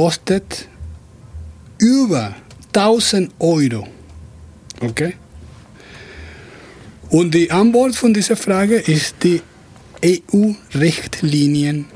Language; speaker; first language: German; non-native, fluent; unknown